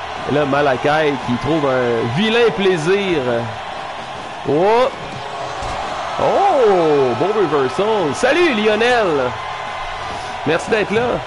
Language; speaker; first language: French; native; French